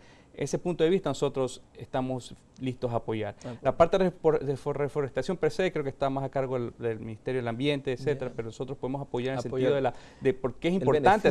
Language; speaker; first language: Spanish; native; Spanish